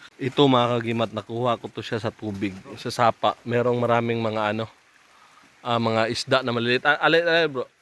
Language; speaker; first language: Filipino; native; Filipino